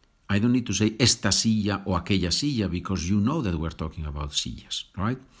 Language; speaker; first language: English; non-native, fluent; Spanish